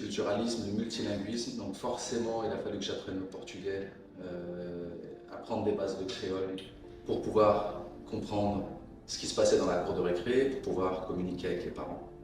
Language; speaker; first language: French; native; French